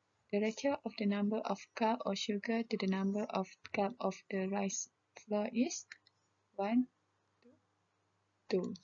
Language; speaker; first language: English; non-native, local second language; Malay